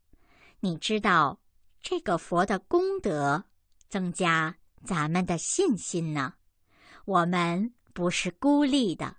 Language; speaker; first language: Chinese; native; Chinese